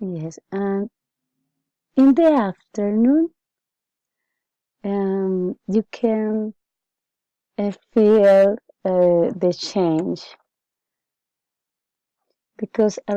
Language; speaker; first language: English; non-native, learner; Spanish